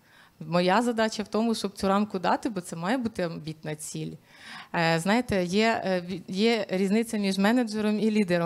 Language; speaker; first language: Ukrainian; native; Ukrainian